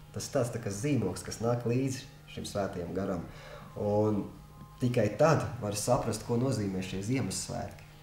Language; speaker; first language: Latvian; non-native, local second language; Russian